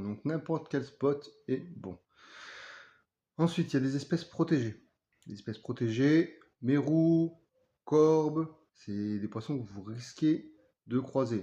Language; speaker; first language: French; native; French